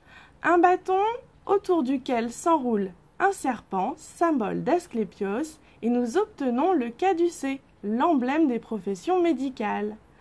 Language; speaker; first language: French; native; French